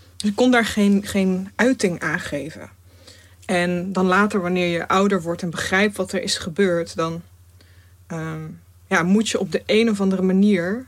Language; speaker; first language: Dutch; early bilingual, other home language; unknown